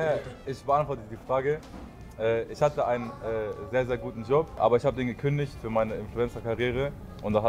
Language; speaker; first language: German; early bilingual, other home language; Arabic